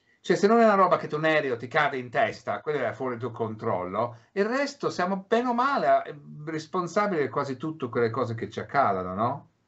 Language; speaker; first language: Italian; early bilingual, heritage; English